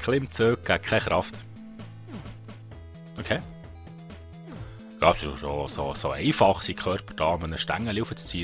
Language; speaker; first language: German; native; German